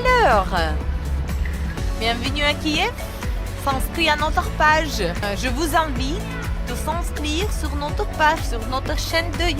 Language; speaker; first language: French; non-native, learner; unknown